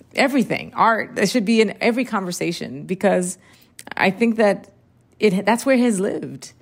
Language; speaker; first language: English; early bilingual, other home language; Spanish